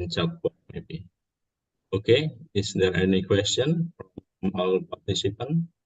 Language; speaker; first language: English; non-native, learner; Indonesian